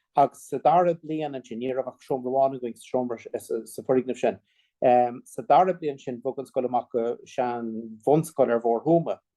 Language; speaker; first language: Irish; non-native, local second language; English